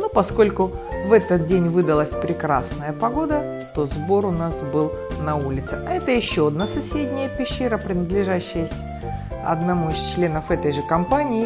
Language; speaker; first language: Russian; native; Russian